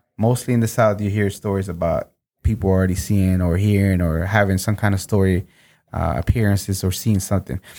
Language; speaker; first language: English; early bilingual, other home language; Spanish